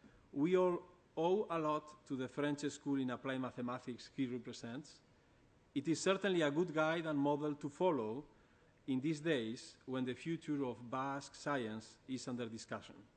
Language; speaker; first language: English; non-native, fluent; Basque